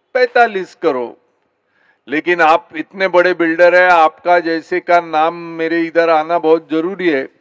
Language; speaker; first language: Hindi; non-native, local second language; Marathi